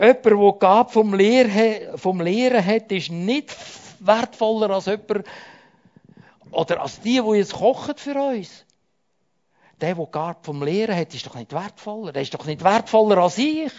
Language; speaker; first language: German; native; German